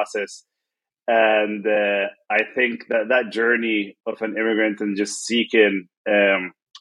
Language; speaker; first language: English; non-native, fluent; Arabic